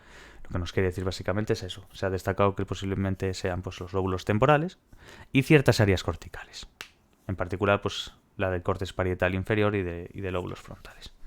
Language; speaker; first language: Spanish; native; Spanish